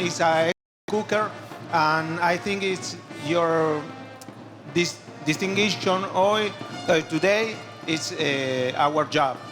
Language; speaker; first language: English; non-native, learner; Spanish